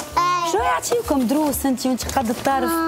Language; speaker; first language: Arabic; native; Arabic